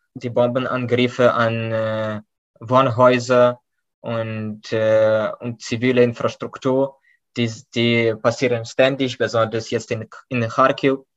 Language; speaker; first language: German; non-native, fluent; Ukrainian